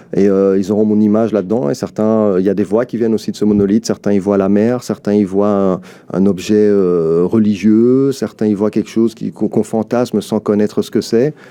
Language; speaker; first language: French; early bilingual, other home language; Arabic